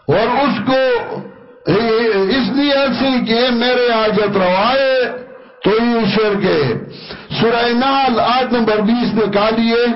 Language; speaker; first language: Urdu; non-native, local second language; Pashto